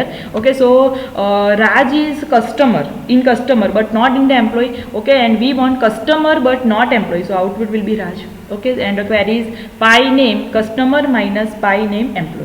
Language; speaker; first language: English; non-native, local second language; Gujarati